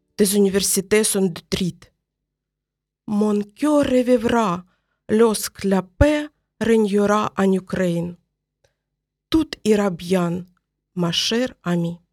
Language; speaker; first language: French; non-native, learner; Ukrainian